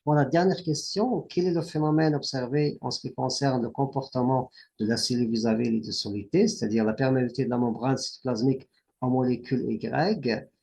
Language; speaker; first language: French; non-native, local second language; Arabic